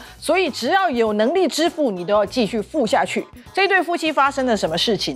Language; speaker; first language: Chinese; native; Chinese